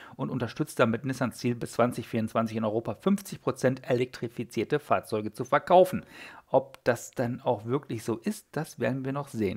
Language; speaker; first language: German; native; German